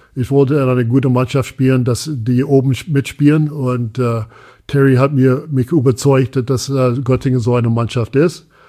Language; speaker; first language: German; early bilingual, heritage; English